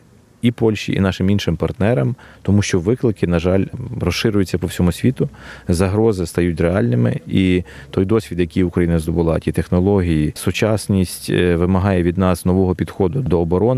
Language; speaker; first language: Ukrainian; native; Ukrainian